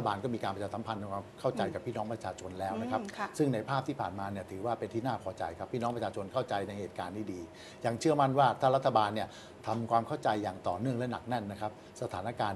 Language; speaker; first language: Thai; native; Thai